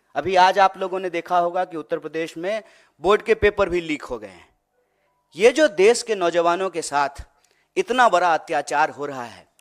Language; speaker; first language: Hindi; native; Hindi